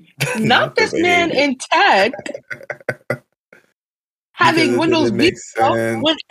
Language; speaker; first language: English; native; English